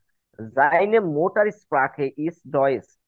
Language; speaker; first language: German; non-native, fluent; Bangla